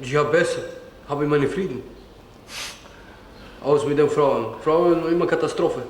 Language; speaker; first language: German; non-native, learner; Romany